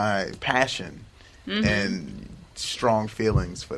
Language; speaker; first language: English; native; English